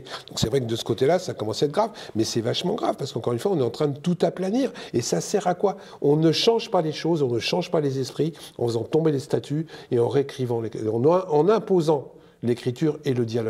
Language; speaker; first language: French; native; French